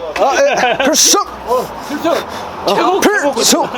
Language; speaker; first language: Korean; native; Korean